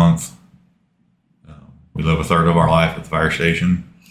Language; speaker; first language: English; native; English